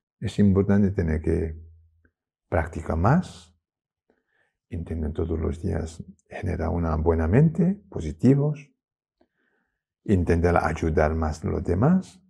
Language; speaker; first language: Spanish; non-native, learner; Tibetan